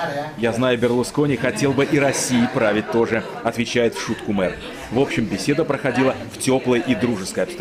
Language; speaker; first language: Russian; native; Russian